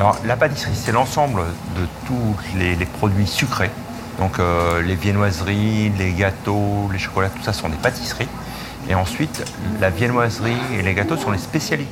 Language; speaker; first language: French; native; French